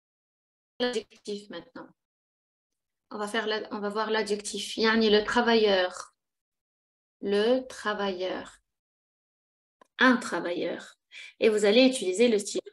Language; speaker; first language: French; non-native, local second language; Arabic